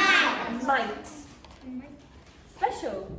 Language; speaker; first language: English; native; English